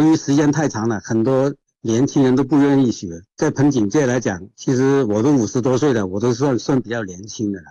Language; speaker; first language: Chinese; non-native, local second language; Cantonese